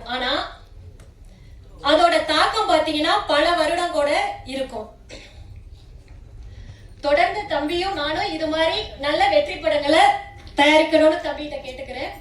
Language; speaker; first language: Tamil; native; Tamil